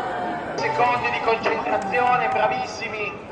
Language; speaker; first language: Italian; native; Italian